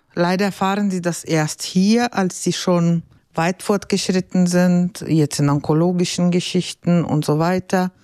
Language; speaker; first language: German; non-native, fluent; Russian